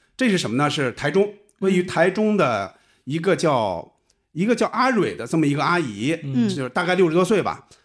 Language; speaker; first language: Chinese; native; Chinese